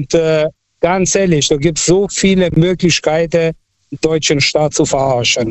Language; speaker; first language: German; non-native, fluent; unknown